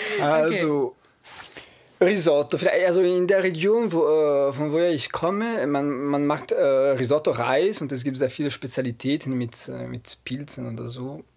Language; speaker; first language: German; non-native, fluent; Italian